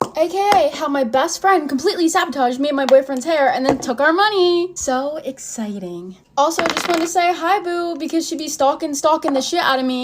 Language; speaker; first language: English; native; English